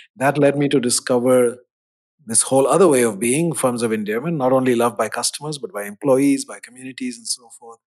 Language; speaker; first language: English; non-native, local second language; Hindi